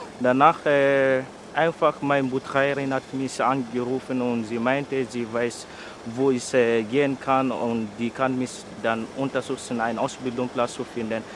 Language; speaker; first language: German; non-native, learner; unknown